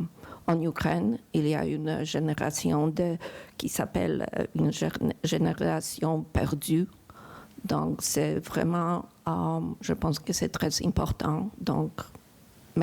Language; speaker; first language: French; non-native, fluent; Ukrainian